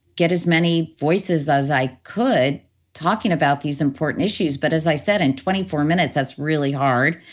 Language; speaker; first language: English; native; English